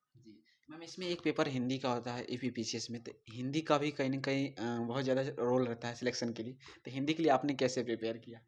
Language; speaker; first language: Hindi; native; Hindi